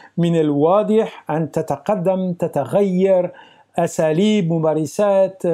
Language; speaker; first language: Arabic; non-native, fluent; French